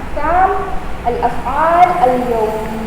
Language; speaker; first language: Arabic; non-native, fluent; Indonesian